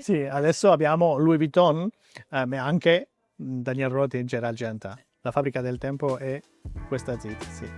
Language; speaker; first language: Italian; non-native, learner; French